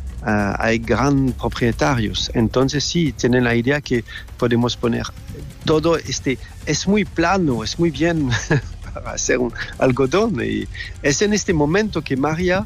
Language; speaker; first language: Spanish; non-native, learner; French